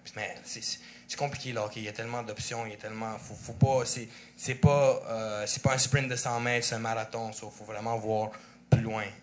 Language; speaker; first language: French; early bilingual, other home language; Russian